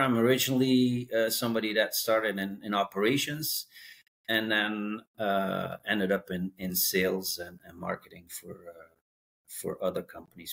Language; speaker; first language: English; non-native, fluent; Dutch